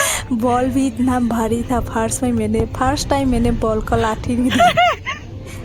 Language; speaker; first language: Hindi; non-native, local second language; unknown